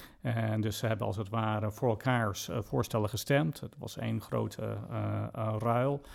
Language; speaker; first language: Dutch; non-native, fluent; English